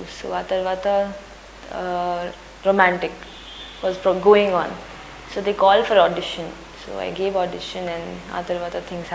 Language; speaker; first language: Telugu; non-native, learner; Hindi